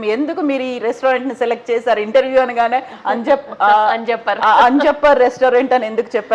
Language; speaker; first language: Telugu; native; Telugu